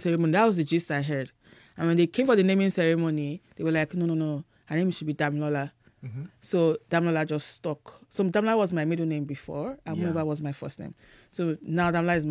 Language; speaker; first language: English; non-native, local second language; Yoruba